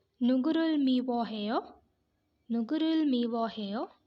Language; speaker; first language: Korean; non-native, fluent; Hindi